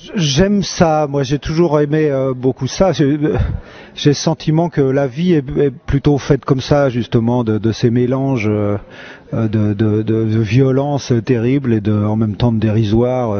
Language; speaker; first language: French; native; French